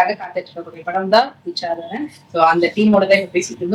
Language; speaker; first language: Tamil; native; Tamil